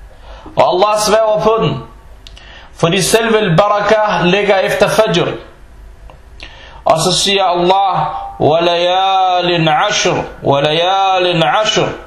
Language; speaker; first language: Danish; non-native, fluent; Arabic